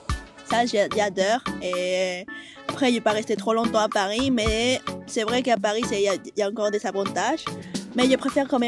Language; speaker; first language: French; non-native, fluent; Spanish